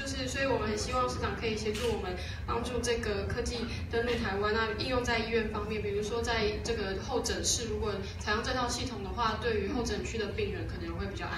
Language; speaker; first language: Chinese; native; Chinese